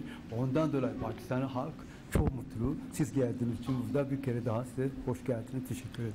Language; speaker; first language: Turkish; non-native, fluent; Urdu